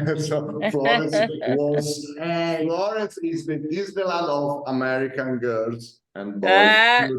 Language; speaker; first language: English; non-native, learner; Italian